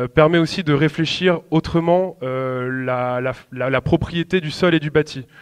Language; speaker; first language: French; native; French